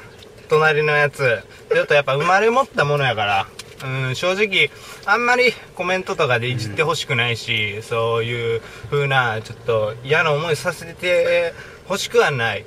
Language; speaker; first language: Japanese; native; Japanese